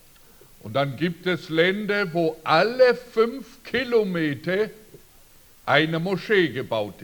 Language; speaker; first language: German; early bilingual, heritage; German